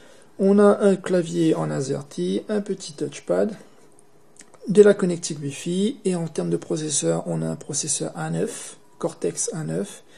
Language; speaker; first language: French; native; French